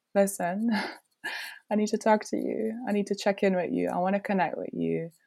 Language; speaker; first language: English; non-native, fluent; Dutch